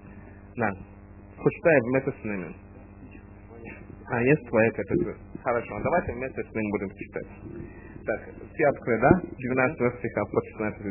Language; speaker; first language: Russian; non-native, fluent; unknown